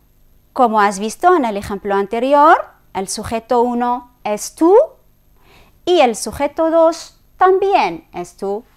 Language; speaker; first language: Spanish; non-native, fluent; Arabic